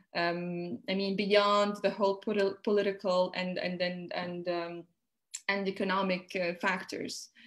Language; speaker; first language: English; non-native, fluent; Arabic